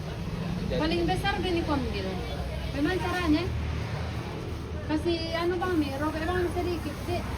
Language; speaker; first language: Indonesian; non-native, local second language; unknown